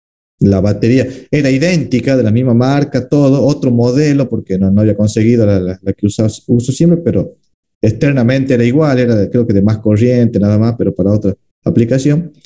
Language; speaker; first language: Spanish; native; Spanish